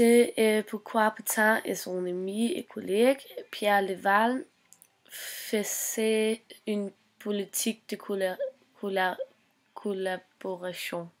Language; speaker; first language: French; non-native, learner; Norwegian